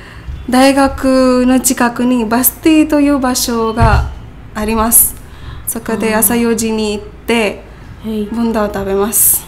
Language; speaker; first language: Japanese; non-native, learner; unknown